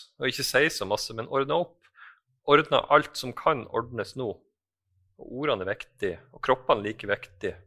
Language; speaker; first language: Norwegian; native; Norwegian